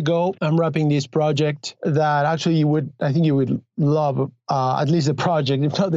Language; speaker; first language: English; non-native, fluent; Spanish